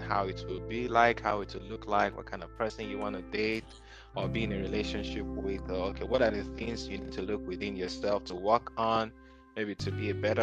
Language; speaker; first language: English; non-native, local second language; Yoruba